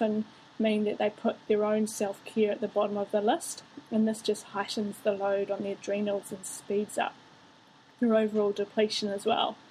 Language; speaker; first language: English; native; English